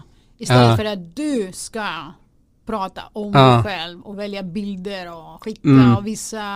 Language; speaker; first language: Swedish; non-native, fluent; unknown